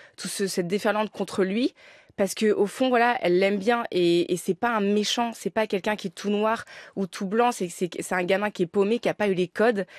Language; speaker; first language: French; native; French